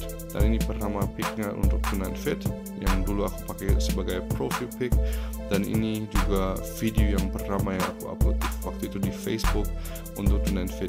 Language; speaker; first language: Indonesian; early bilingual, heritage; Indonesian